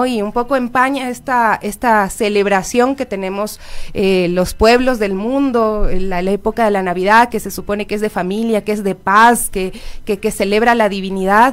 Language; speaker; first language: Spanish; native; Spanish